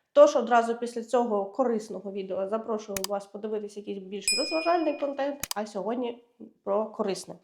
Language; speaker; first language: Ukrainian; native; Ukrainian